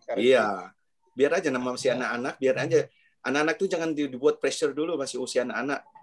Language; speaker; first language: Indonesian; native; Indonesian